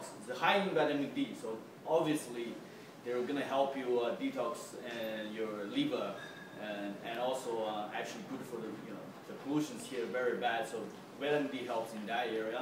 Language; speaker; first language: English; non-native, fluent; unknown